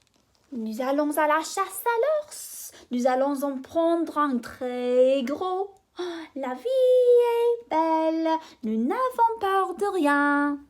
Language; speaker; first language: French; non-native, fluent; English